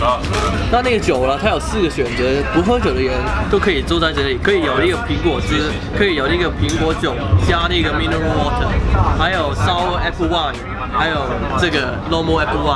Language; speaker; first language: Chinese; non-native, local second language; Cantonese